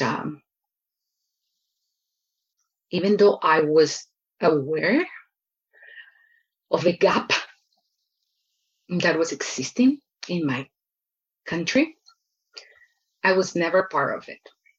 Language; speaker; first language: English; non-native, fluent; Spanish